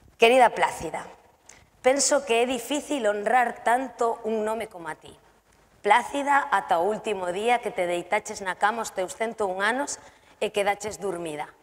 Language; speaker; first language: Galician; native; Galician